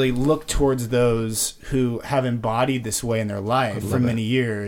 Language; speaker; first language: English; native; English